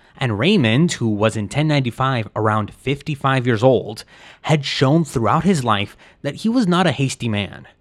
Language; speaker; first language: English; native; English